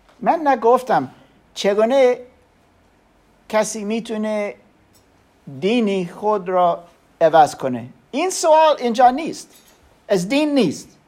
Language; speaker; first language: Persian; non-native, learner; German